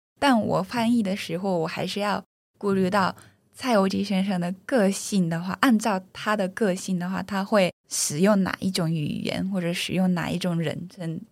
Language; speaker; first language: Chinese; non-native, fluent; Japanese